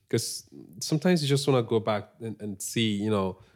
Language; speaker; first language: English; non-native, local second language; Igbo